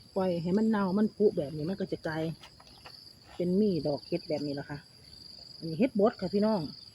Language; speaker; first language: Thai; native; Thai